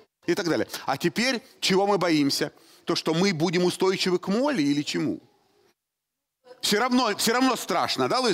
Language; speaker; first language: Russian; native; Russian